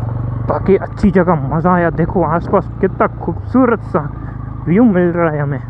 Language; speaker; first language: Hindi; non-native, local second language; Gujarati